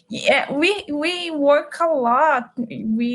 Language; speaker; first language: English; non-native, learner; Portuguese